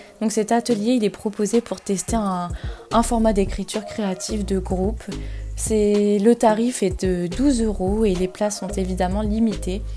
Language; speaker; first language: French; native; French